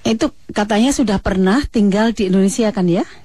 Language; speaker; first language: Indonesian; native; Indonesian